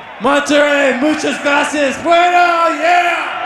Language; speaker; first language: Spanish; non-native, learner; English